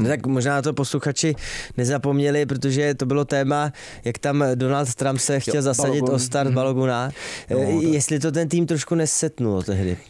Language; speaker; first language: Czech; native; Czech